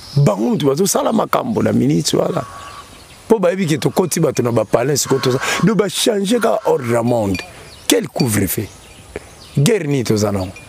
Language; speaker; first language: Lingala; native; Lingala